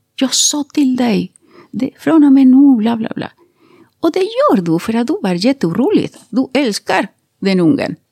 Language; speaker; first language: Swedish; non-native, fluent; Spanish